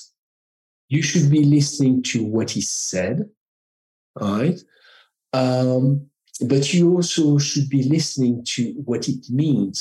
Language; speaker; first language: English; non-native, fluent; French